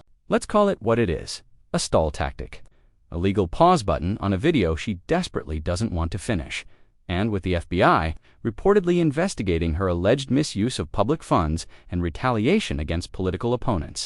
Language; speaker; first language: English; native; English